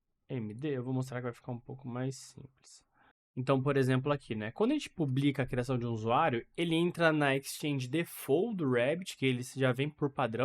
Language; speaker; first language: Portuguese; native; Portuguese